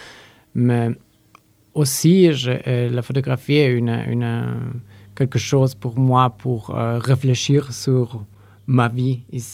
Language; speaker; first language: French; non-native, learner; Polish